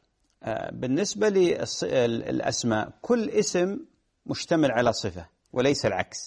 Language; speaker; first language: Arabic; native; Arabic